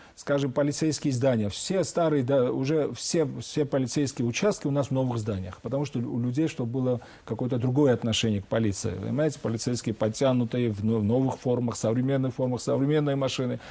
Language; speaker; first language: Russian; non-native, local second language; Georgian